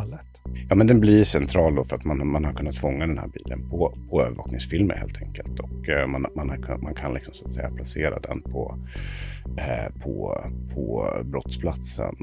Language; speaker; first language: Swedish; native; Swedish